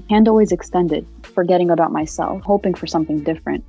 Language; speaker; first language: English; early bilingual, other home language; Arabic